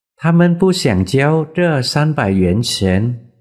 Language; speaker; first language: Chinese; non-native, fluent; Vietnamese